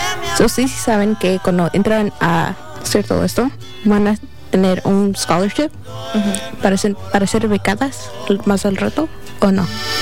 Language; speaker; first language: Spanish; early bilingual, heritage; Spanish